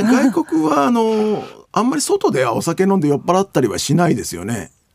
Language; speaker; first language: Japanese; native; Japanese